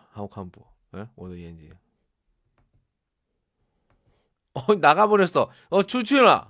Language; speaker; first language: Chinese; non-native, learner; Korean